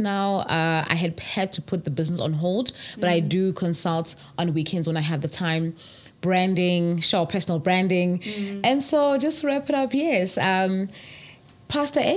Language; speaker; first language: English; non-native, local second language; Zulu